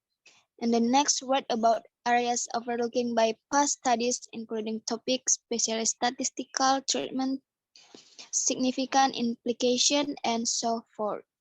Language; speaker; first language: English; non-native, learner; Indonesian